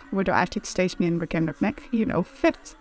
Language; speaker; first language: Dutch; native; Dutch